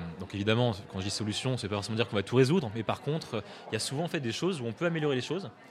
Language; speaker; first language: French; native; French